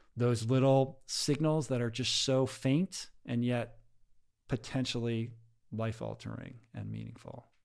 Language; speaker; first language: English; native; English